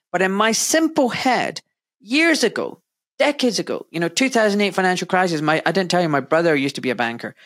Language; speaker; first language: English; native; English